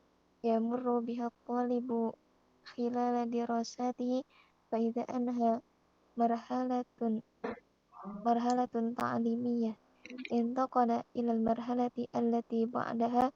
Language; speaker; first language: Arabic; non-native, learner; Indonesian